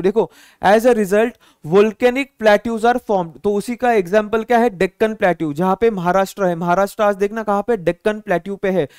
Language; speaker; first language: Hindi; non-native, local second language; Marathi